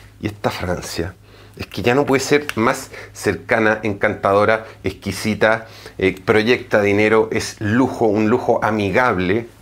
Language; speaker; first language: Spanish; native; Spanish